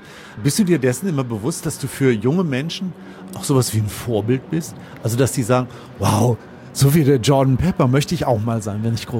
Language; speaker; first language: German; native; German